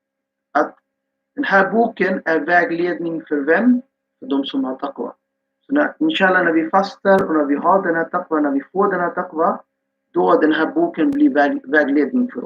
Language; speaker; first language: Swedish; non-native, fluent; Urdu